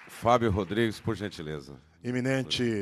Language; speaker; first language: Portuguese; native; Portuguese